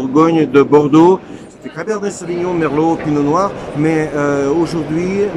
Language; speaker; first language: French; non-native, learner; Russian